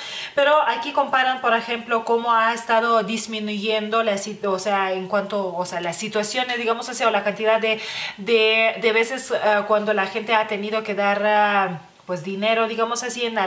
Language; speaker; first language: Spanish; non-native, fluent; Lithuanian